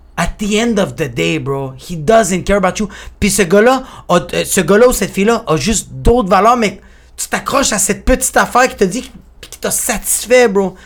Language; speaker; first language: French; early bilingual, other home language; Spanish